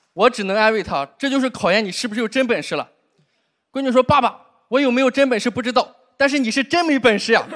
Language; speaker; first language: Chinese; native; Chinese